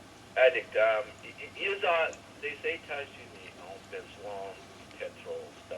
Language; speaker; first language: French; non-native, learner; English